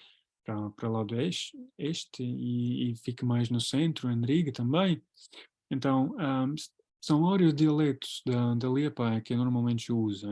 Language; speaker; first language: Portuguese; non-native, fluent; Latvian